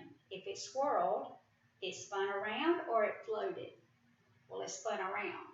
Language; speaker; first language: English; native; English